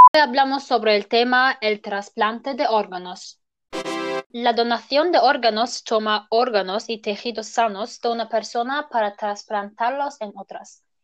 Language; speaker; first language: Spanish; non-native, learner; German